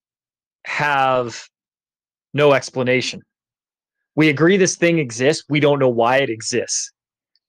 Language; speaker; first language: English; native; English